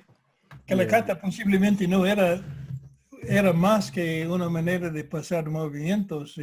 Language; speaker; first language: Spanish; non-native, fluent; English